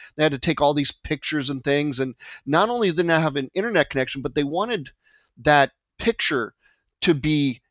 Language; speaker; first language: English; native; English